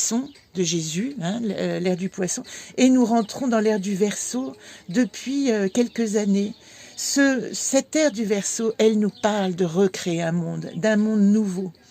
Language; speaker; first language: French; native; French